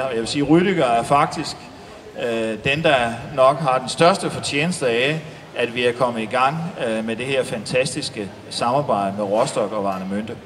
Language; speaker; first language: Danish; native; Danish